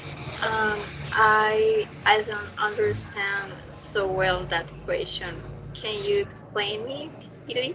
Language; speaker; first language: English; non-native, learner; Spanish